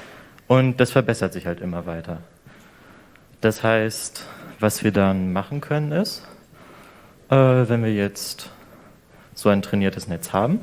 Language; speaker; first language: German; native; German